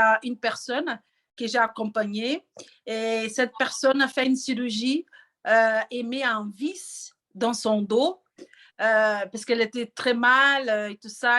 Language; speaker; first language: French; non-native, learner; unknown